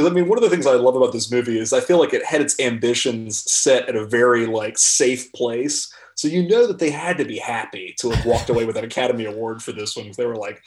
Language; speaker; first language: English; native; English